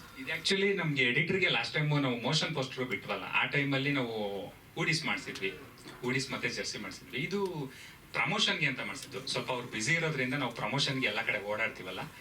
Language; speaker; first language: Kannada; native; Kannada